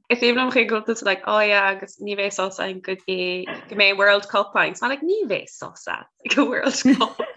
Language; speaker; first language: Irish; native; Irish